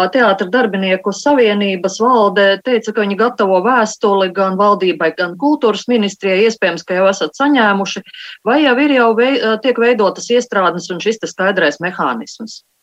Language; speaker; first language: Latvian; native; Latvian